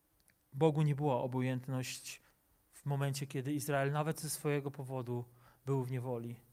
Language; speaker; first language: Polish; native; Polish